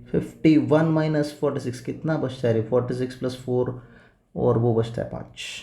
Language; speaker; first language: Hindi; non-native, local second language; Marathi